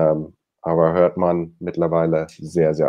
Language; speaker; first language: German; non-native, fluent; English